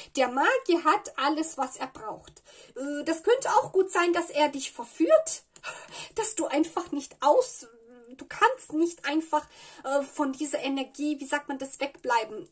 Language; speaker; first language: German; non-native, fluent; Italian